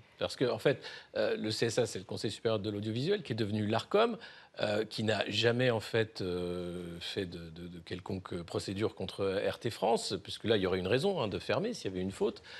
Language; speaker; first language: French; native; French